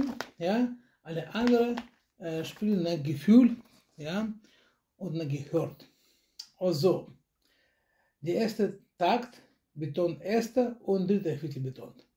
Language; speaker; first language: German; non-native, fluent; Russian